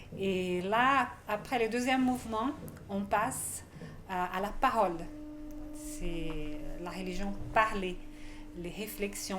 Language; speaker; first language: French; non-native, fluent; Portuguese